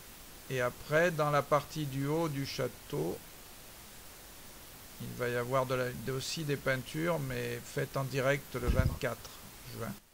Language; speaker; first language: French; native; French